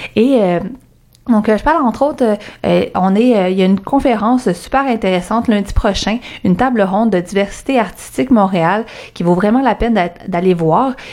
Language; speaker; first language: French; early bilingual, other home language; Arabic